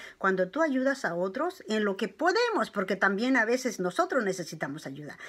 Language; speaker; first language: Spanish; non-native, local second language; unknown